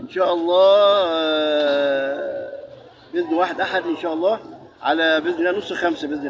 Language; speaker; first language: Arabic; native; Arabic